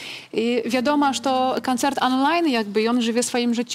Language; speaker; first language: Polish; non-native, learner; Belarusian